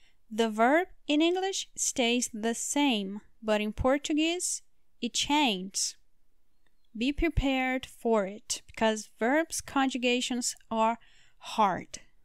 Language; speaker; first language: English; non-native, learner; Portuguese